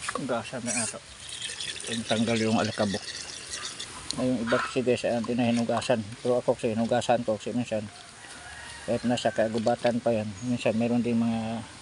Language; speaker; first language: Filipino; non-native, local second language; Masbatenyo